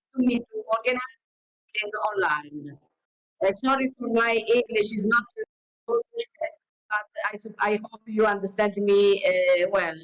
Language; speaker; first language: English; non-native, learner; Italian